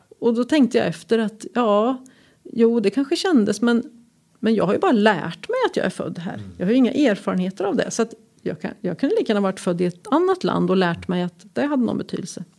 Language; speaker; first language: Swedish; native; Swedish